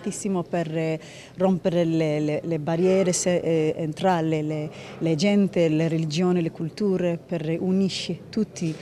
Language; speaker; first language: Italian; non-native, learner; Hebrew